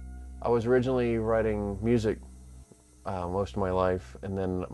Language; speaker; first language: English; native; English